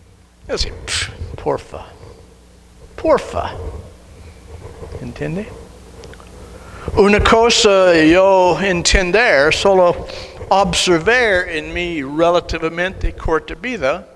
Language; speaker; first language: Spanish; non-native, learner; English